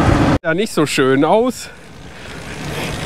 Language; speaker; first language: German; native; German